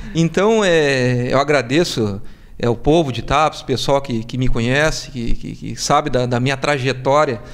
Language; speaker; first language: Portuguese; native; Portuguese